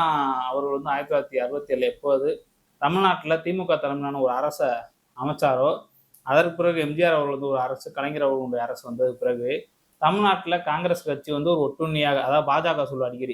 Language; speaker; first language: Tamil; native; Tamil